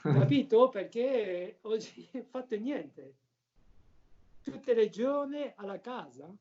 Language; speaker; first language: Italian; non-native, learner; French